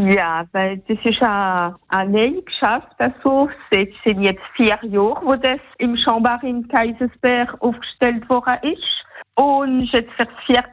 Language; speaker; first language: German; non-native, local second language; Swiss German